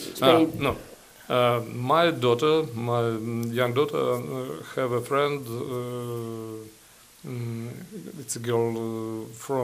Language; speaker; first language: English; non-native, learner; Ukrainian